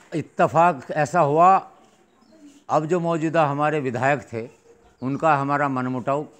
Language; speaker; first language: Hindi; native; Hindi